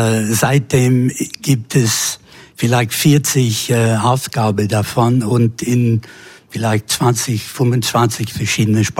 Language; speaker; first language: German; non-native, fluent; English